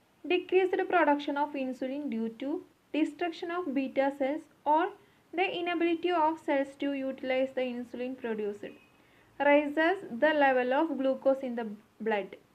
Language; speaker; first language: English; non-native, local second language; Malayalam